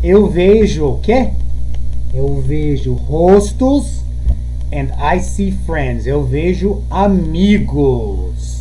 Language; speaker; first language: Portuguese; non-native, fluent; English